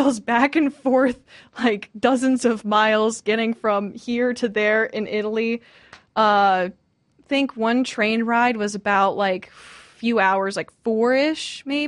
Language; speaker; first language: English; native; English